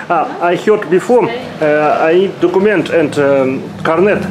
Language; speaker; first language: English; non-native, learner; Russian